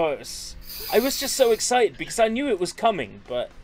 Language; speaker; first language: English; native; English